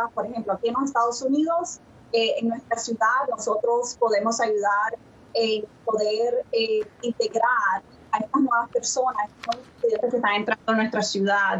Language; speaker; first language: Spanish; early bilingual, other home language; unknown